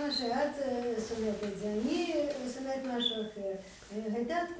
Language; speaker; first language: Hebrew; non-native, fluent; Russian